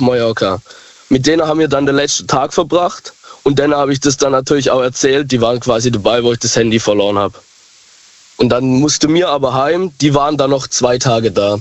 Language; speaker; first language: German; native; German